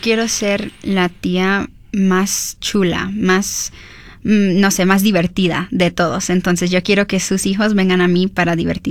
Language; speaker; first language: Spanish; early bilingual, heritage; Spanish